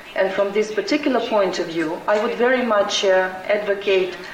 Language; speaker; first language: English; non-native, fluent; Romanian